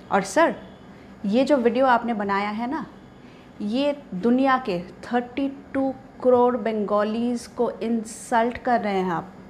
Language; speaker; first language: Hindi; non-native, local second language; Bangla